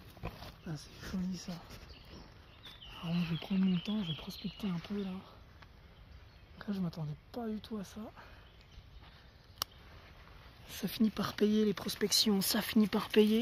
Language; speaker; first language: French; native; French